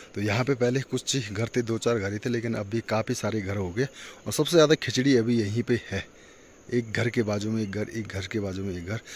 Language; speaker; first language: Hindi; native; Hindi